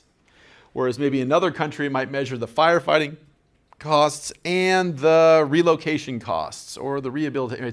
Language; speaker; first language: English; native; English